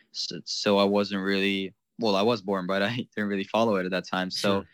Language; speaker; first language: English; non-native, fluent; Ukrainian